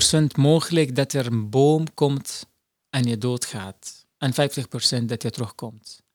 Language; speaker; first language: Dutch; non-native, fluent; Arabic